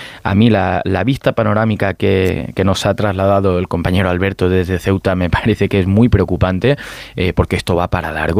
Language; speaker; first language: Spanish; native; Spanish